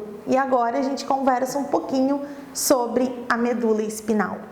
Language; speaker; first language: Portuguese; native; Portuguese